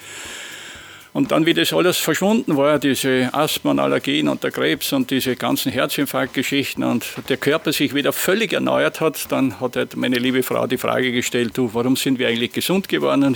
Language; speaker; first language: German; native; German